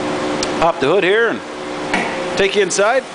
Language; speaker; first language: English; native; English